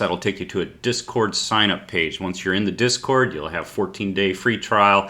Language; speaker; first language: English; native; English